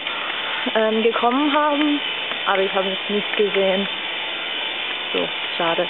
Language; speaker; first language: German; non-native, learner; English